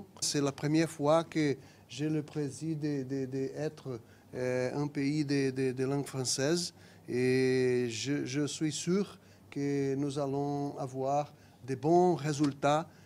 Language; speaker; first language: French; non-native, fluent; Portuguese